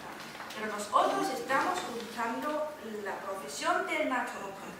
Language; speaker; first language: Spanish; non-native, fluent; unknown